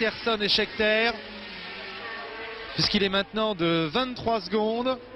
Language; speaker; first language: French; native; French